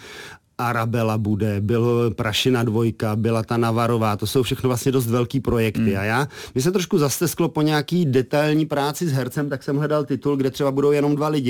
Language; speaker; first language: Czech; native; Czech